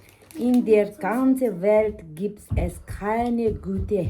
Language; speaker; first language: German; non-native, learner; Tibetan